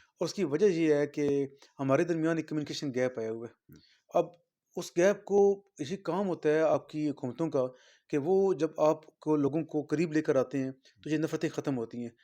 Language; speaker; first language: Urdu; non-native, local second language; Punjabi